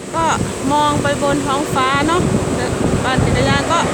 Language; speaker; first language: Thai; non-native, local second language; Northeastern Thai